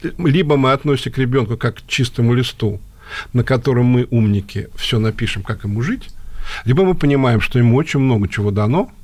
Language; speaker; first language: Russian; native; Russian